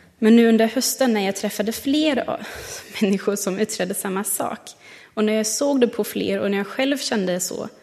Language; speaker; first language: Swedish; non-native, fluent; German